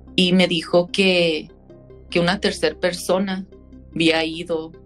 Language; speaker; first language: Spanish; early bilingual, heritage; Spanish